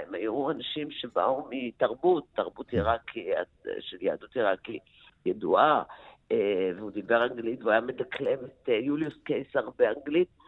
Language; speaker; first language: Hebrew; native; Hebrew